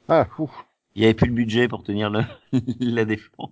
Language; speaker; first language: French; native; French